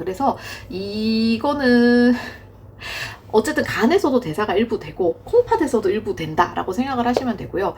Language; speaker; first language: Korean; native; Korean